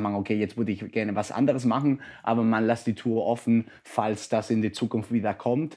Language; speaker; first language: German; non-native, fluent; Spanish